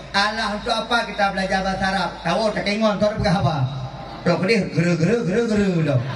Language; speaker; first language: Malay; non-native, local second language; Achinese